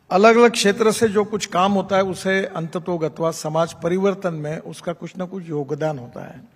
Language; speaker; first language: Hindi; non-native, local second language; Marathi